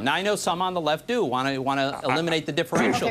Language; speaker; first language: English; native; English